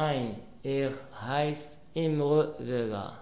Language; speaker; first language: German; non-native, learner; Arabic